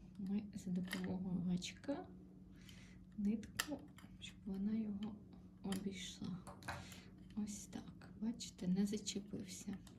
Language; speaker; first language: Ukrainian; non-native, local second language; Russian